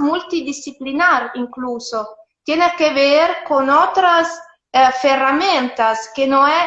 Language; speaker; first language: Spanish; non-native, fluent; Italian